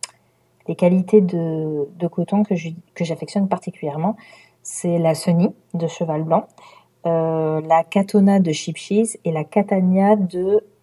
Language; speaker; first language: French; native; French